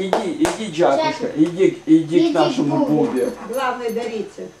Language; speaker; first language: Russian; native; Russian